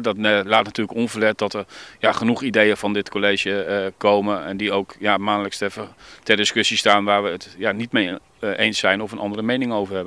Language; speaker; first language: Dutch; native; Dutch